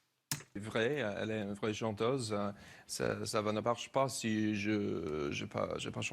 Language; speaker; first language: French; non-native, learner; English